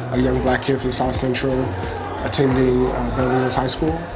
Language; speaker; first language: English; native; English